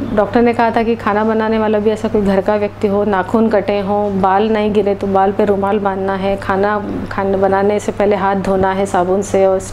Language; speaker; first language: Hindi; non-native, local second language; Marathi